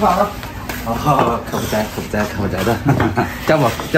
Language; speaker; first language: Chinese; native; Chinese